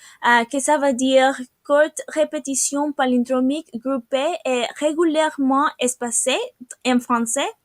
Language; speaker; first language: French; non-native, learner; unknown